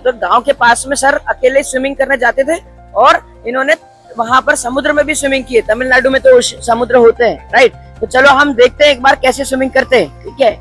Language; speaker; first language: Hindi; native; Hindi